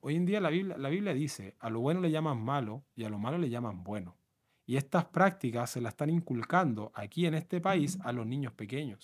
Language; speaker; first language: Spanish; native; Spanish